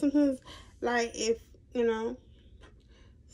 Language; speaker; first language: English; native; English